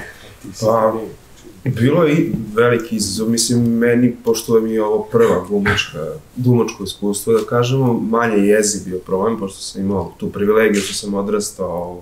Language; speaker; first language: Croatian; early bilingual, heritage; Serbian